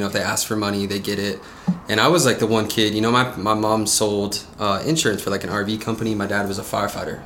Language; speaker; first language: English; native; English